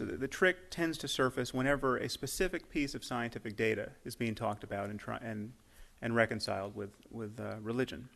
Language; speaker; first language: English; native; English